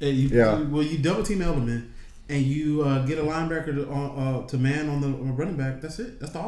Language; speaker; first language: English; native; English